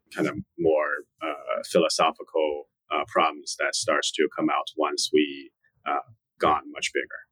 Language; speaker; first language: English; non-native, fluent; Chinese